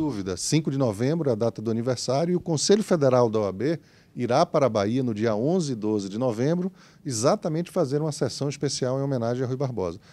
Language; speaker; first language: Portuguese; native; Portuguese